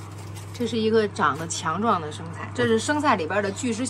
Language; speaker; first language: Chinese; native; Chinese